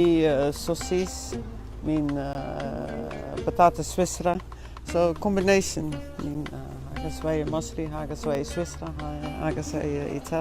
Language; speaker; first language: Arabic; non-native, learner; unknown